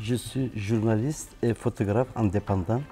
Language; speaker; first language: French; non-native, learner; Turkish